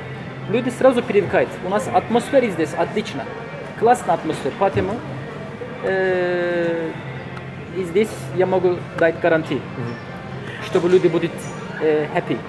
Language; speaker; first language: Russian; non-native, local second language; Turkish